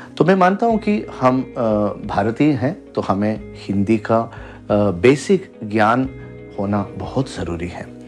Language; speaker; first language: Hindi; non-native, local second language; Malayalam